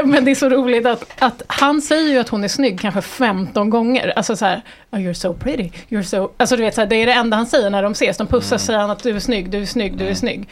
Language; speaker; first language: Swedish; native; Swedish